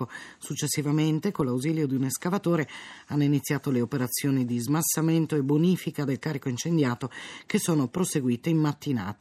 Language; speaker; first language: Italian; native; Italian